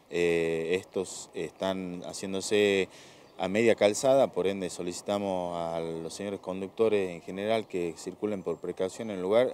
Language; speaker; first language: Spanish; native; Spanish